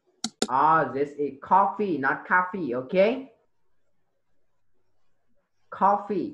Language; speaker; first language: English; non-native, fluent; Vietnamese